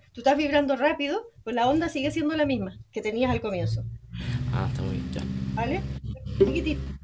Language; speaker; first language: Spanish; native; Spanish